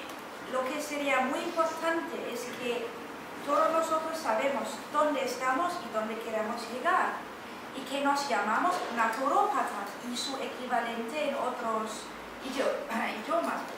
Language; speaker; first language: Spanish; non-native, fluent; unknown